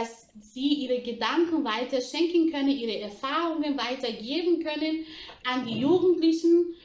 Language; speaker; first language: German; non-native, fluent; English